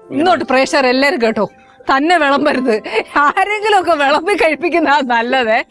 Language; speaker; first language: Malayalam; native; Malayalam